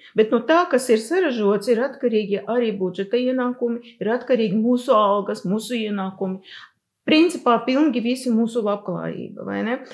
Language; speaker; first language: Latvian; non-native, local second language; Russian